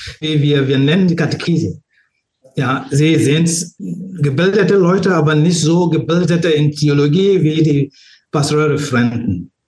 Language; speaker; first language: German; non-native, learner; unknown